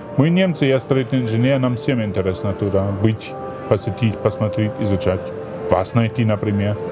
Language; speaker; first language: Russian; non-native, fluent; German